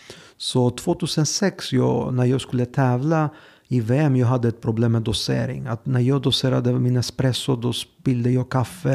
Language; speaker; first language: Swedish; non-native, fluent; Greek